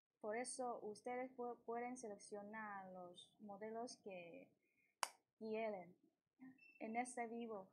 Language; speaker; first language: Spanish; non-native, learner; Chinese